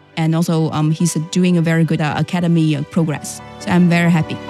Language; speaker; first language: English; non-native, fluent; Chinese